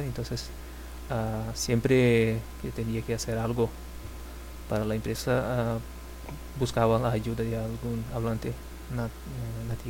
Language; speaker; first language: Spanish; non-native, fluent; Portuguese